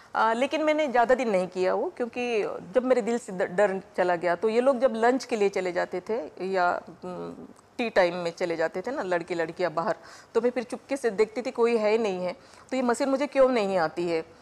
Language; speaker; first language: Hindi; non-native, local second language; Marathi